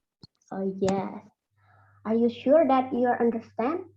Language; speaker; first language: English; non-native, fluent; Indonesian